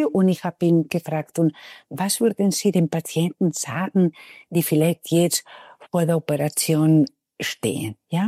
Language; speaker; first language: German; non-native, fluent; Spanish